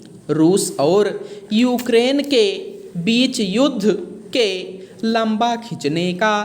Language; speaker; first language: Hindi; native; Hindi